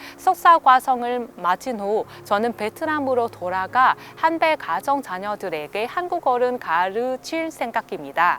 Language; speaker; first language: Korean; non-native, fluent; Vietnamese